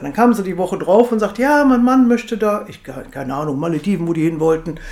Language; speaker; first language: German; native; German